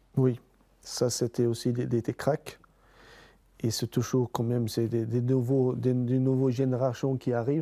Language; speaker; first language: French; non-native, fluent; Swedish